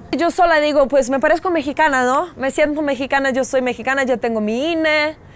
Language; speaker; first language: Spanish; non-native, fluent; Serbian